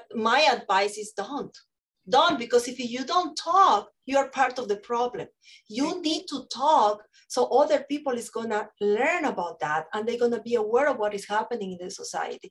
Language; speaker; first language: English; non-native, fluent; Spanish